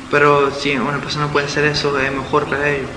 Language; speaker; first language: Spanish; early bilingual, heritage; Spanish